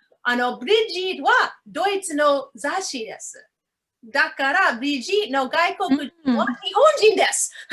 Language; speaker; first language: Japanese; non-native, learner; English